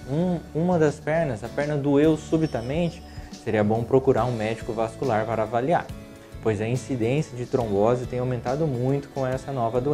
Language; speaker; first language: Portuguese; native; Portuguese